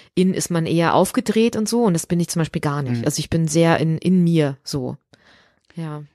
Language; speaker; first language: German; native; German